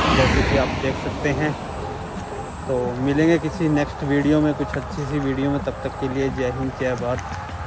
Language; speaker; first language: Hindi; native; Hindi